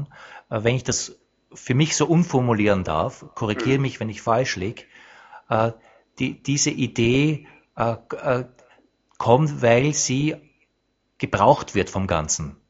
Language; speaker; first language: German; native; German